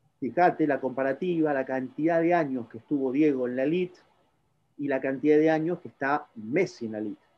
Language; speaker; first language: Spanish; native; Spanish